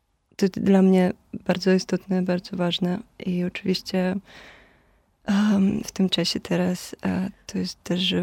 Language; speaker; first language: Polish; non-native, fluent; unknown